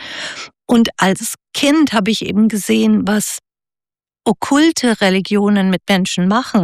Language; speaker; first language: German; native; German